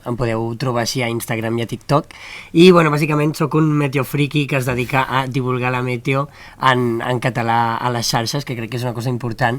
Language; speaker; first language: Catalan; native; Catalan